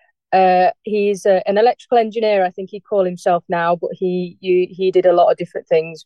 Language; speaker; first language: English; native; English